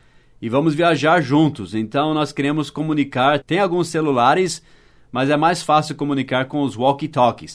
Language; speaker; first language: Portuguese; non-native, fluent; English